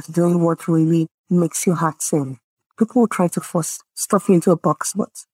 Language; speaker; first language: English; non-native, local second language; Yoruba